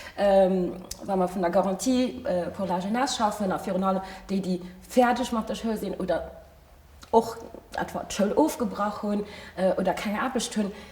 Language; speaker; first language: Luxembourgish; early bilingual, other home language; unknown